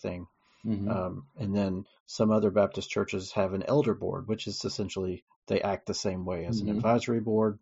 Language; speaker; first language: English; native; English